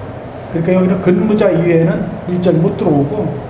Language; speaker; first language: Korean; native; Korean